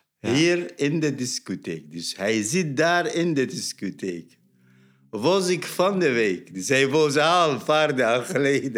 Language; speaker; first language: Dutch; non-native, fluent; Arabic